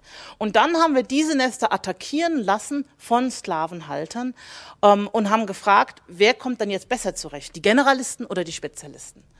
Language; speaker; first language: German; native; German